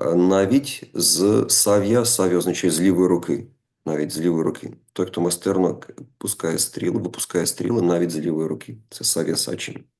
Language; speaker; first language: Ukrainian; non-native, local second language; Russian